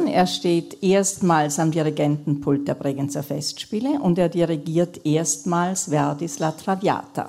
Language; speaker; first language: German; native; German